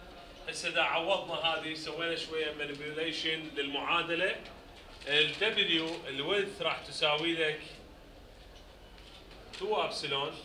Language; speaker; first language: Arabic; native; Arabic